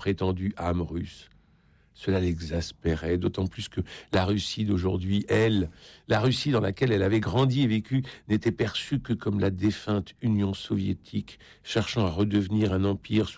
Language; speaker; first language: French; native; French